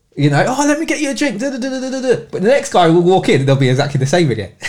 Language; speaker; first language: English; native; English